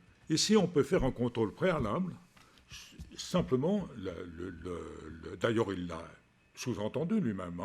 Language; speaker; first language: French; native; French